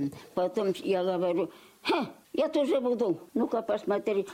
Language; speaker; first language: Russian; non-native, local second language; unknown